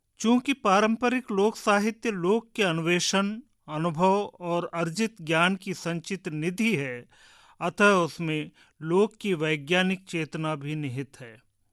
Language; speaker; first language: Hindi; native; Hindi